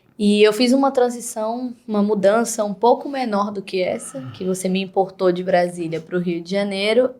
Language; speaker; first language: Portuguese; native; Portuguese